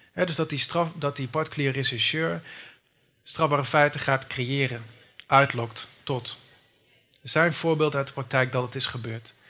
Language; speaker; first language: Dutch; native; Dutch